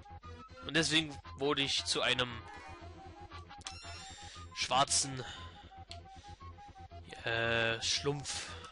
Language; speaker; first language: German; native; German